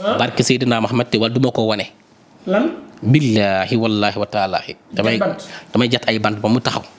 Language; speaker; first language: Wolof; non-native, local second language; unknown